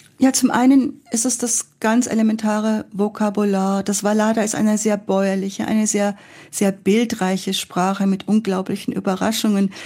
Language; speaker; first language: German; native; German